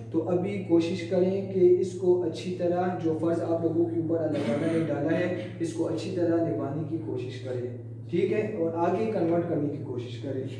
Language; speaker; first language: Urdu; non-native, local second language; Pashto